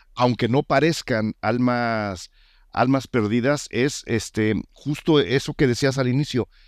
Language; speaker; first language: Spanish; native; Spanish